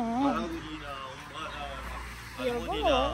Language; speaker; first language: Korean; non-native, learner; Urdu